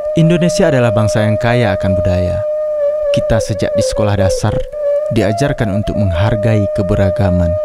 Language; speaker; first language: Indonesian; non-native, local second language; Minangkabau